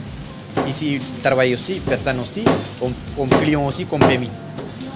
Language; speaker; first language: French; non-native, learner; Tamil